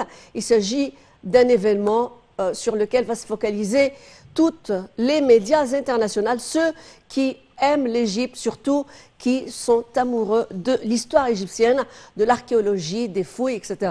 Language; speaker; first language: French; non-native, fluent; Arabic